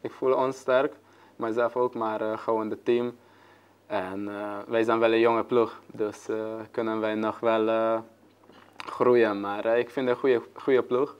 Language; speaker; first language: Dutch; non-native, learner; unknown